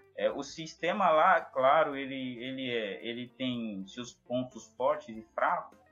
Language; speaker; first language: Portuguese; non-native, fluent; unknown